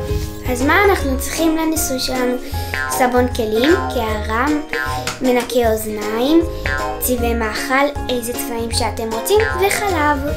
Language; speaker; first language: Hebrew; native; Hebrew